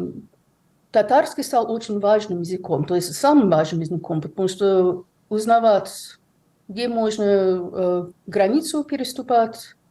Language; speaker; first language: Russian; non-native, fluent; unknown